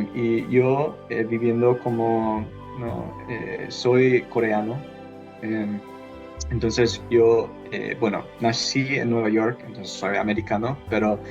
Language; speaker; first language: Spanish; non-native, fluent; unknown